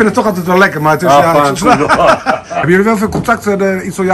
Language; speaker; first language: Dutch; native; Dutch